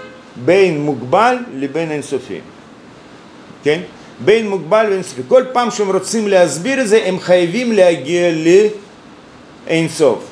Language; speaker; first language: Hebrew; non-native, fluent; Russian